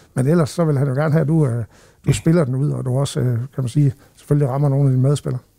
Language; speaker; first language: Danish; native; Danish